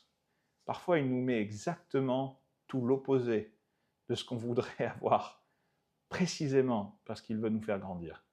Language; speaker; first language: French; native; French